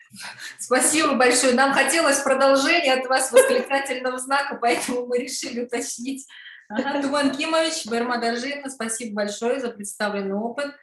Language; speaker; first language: Russian; native; Russian